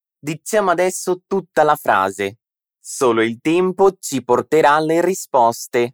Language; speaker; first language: Italian; non-native, fluent; Portuguese